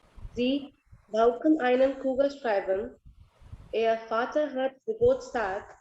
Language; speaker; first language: German; non-native, learner; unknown